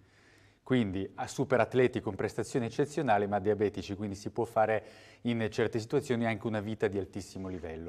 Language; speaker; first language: Italian; native; Italian